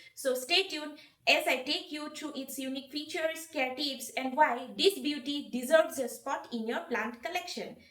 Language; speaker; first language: English; non-native, local second language; Assamese